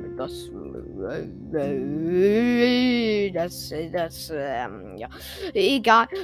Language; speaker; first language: German; non-native, fluent; French